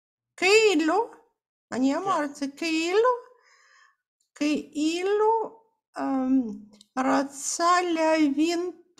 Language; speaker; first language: Hebrew; non-native, fluent; Russian